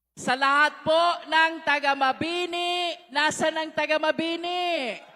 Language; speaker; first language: Filipino; native; Filipino